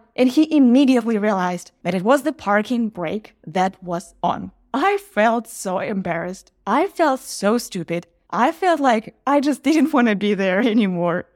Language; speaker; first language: English; non-native, fluent; Ukrainian